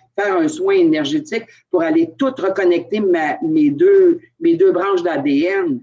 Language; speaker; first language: French; native; French